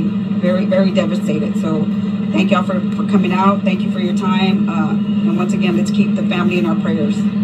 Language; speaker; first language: English; early bilingual, other home language; Spanish